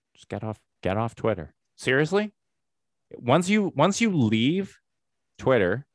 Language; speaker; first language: English; native; English